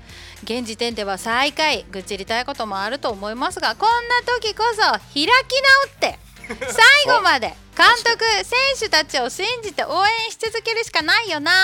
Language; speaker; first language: Japanese; native; Japanese